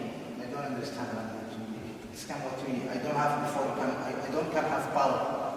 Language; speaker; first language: English; non-native, learner; Somali